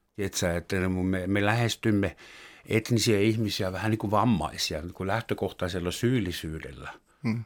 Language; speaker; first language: Finnish; non-native, fluent; German